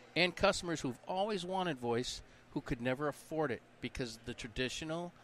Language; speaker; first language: English; native; English